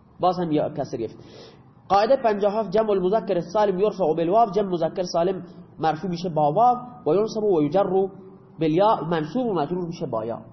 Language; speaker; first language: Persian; non-native, local second language; Baluchi